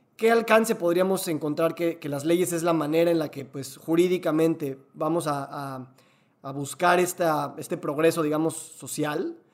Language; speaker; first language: Spanish; native; Spanish